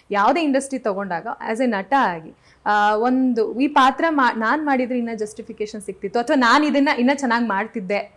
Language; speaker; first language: Kannada; native; Kannada